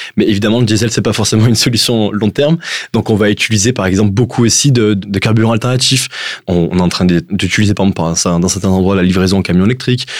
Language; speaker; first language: French; native; French